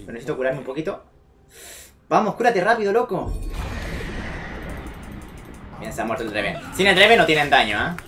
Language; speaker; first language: Spanish; native; Spanish